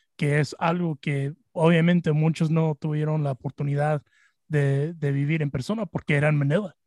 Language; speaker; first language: Spanish; early bilingual, heritage; Spanish